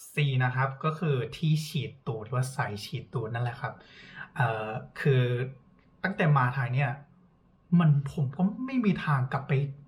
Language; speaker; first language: Thai; non-native, fluent; English